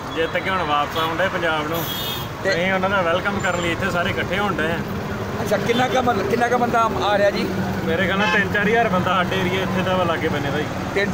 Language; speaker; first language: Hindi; non-native, local second language; Punjabi